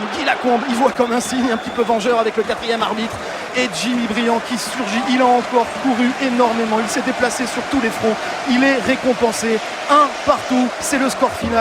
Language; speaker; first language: French; native; French